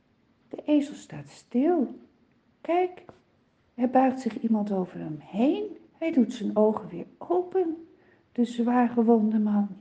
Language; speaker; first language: Dutch; native; Dutch